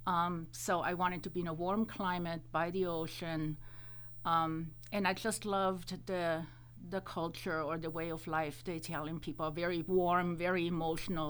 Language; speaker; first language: English; non-native, fluent; German